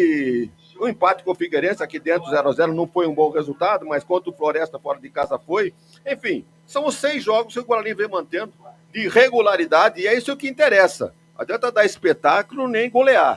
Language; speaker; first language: Portuguese; native; Portuguese